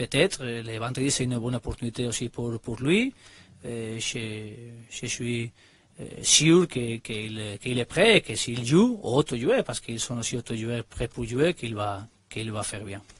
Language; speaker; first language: French; non-native, learner; Spanish